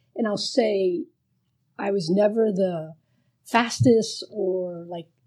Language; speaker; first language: English; early bilingual, other home language; Spanish